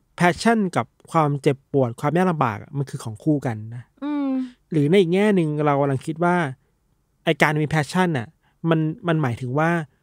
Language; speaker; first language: Thai; native; Thai